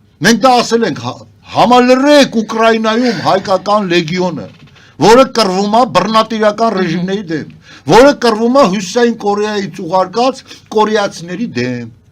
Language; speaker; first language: Armenian; native; Armenian